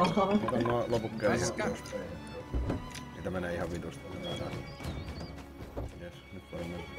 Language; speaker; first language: Finnish; native; Finnish